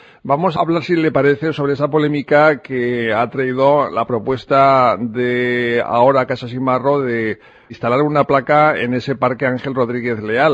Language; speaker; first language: Spanish; native; Spanish